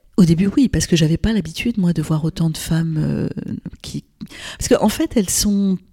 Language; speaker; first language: French; non-native, local second language; Arabic